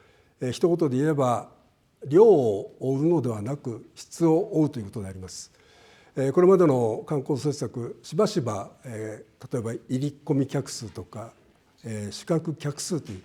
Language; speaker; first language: Japanese; native; Japanese